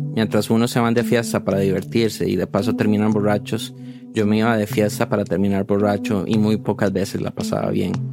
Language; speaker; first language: Spanish; native; Spanish